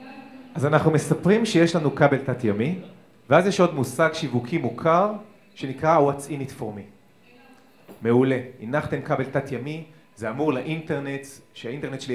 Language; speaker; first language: Hebrew; native; Hebrew